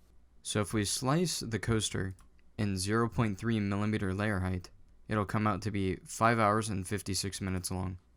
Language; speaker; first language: English; native; English